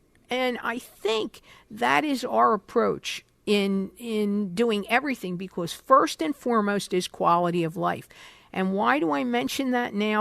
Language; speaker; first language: English; native; English